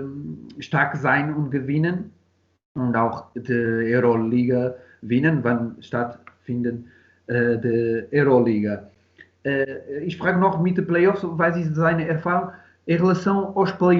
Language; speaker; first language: German; non-native, learner; Portuguese